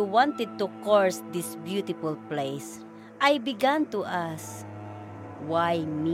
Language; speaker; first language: English; non-native, local second language; Cebuano